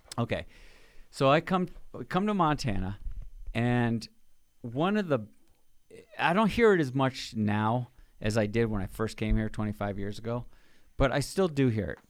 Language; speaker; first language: English; native; English